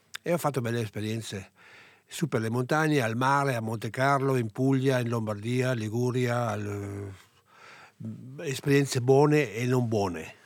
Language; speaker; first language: Italian; non-native, local second language; German